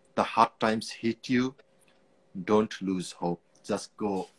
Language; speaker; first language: English; non-native, local second language; Nepali